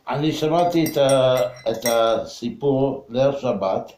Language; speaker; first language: Hebrew; non-native, fluent; English